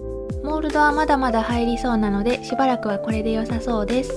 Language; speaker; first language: Japanese; native; Japanese